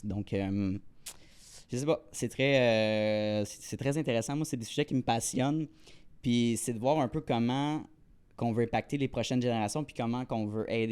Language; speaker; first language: French; native; French